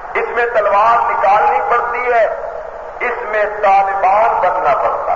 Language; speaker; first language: Urdu; non-native, local second language; Punjabi